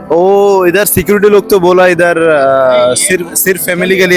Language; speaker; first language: Hindi; non-native, learner; Bangla